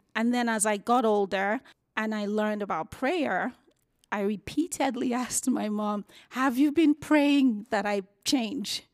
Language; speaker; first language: English; non-native, local second language; Yoruba